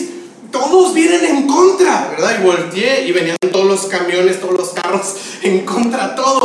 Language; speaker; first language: Spanish; native; Spanish